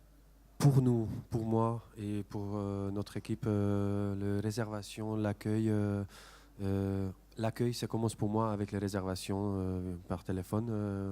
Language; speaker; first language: French; non-native, fluent; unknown